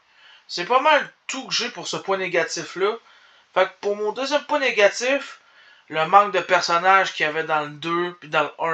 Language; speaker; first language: French; native; French